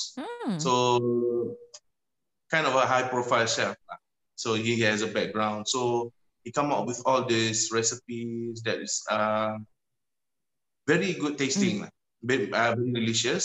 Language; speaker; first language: English; non-native, local second language; Malay